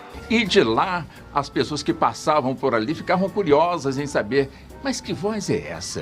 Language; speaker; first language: Portuguese; native; Portuguese